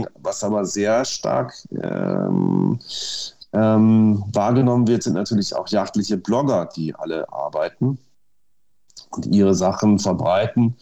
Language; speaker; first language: German; native; German